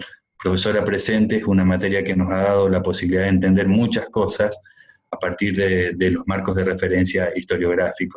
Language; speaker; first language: Spanish; native; Spanish